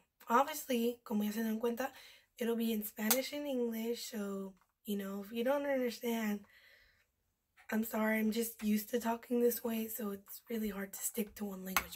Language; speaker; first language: English; early bilingual, other home language; Spanish